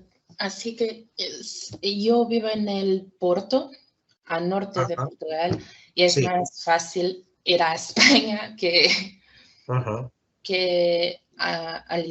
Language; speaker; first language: Spanish; non-native, fluent; Portuguese